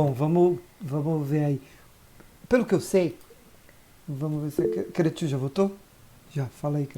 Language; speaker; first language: Portuguese; native; Portuguese